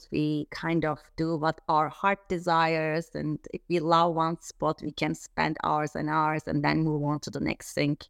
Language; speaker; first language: English; non-native, fluent; Turkish